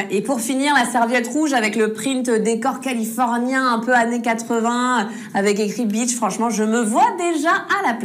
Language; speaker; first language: French; native; French